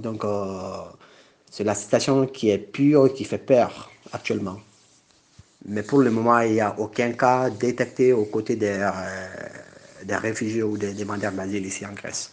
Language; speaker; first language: French; non-native, local second language; Bambara